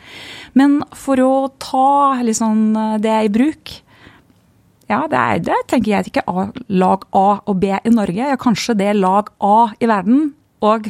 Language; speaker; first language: Norwegian; non-native, fluent; Lithuanian